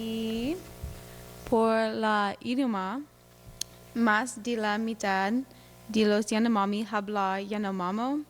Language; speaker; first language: Spanish; non-native, learner; English